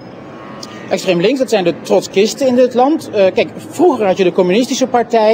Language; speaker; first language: Dutch; native; Dutch